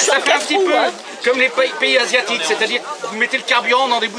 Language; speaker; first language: French; native; French